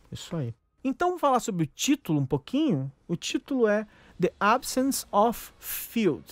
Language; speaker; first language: Portuguese; native; Portuguese